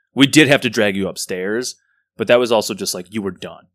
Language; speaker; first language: English; native; English